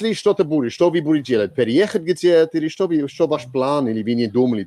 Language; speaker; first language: Russian; non-native, learner; Polish